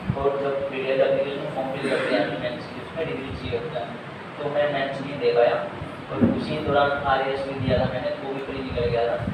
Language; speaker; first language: Hindi; native; Hindi